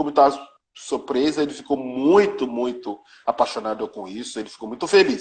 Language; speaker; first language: Portuguese; non-native, learner; Yoruba